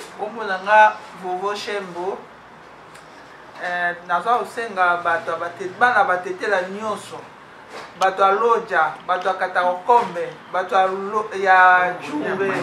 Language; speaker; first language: Lingala; non-native, local second language; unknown